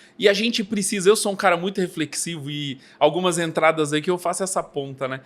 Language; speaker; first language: Portuguese; native; Portuguese